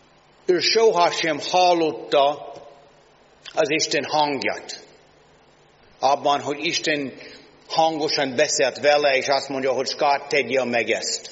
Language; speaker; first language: Hungarian; non-native, learner; English